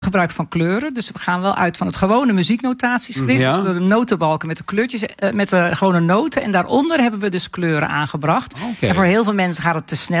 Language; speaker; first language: Dutch; native; Dutch